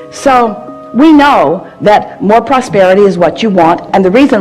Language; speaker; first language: English; native; English